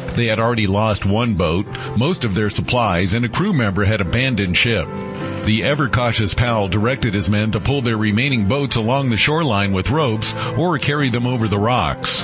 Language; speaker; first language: English; native; English